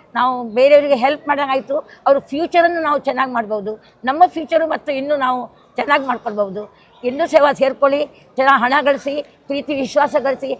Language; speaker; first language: Kannada; native; Kannada